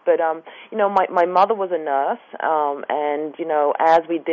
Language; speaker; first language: English; native; English